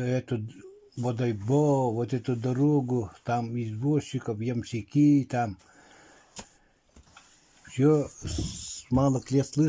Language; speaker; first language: Russian; non-native, local second language; Yakut